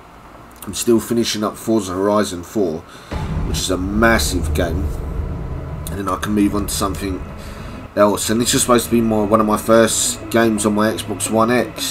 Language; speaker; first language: English; native; English